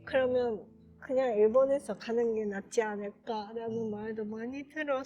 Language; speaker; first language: Korean; non-native, fluent; Japanese